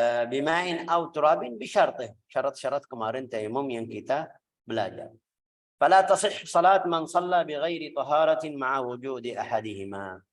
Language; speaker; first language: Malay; non-native, fluent; Arabic